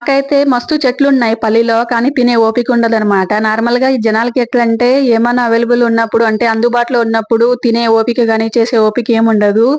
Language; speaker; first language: Telugu; native; Telugu